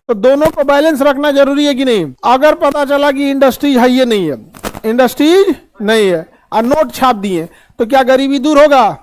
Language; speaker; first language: Hindi; native; Hindi